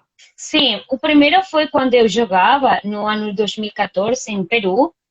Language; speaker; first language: Portuguese; non-native, fluent; Spanish